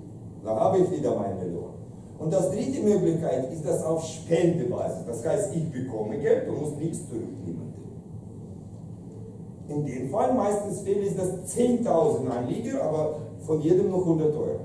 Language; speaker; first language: German; non-native, fluent; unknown